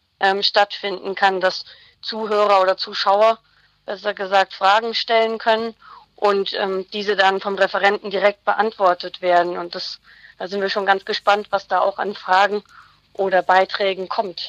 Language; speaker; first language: German; native; German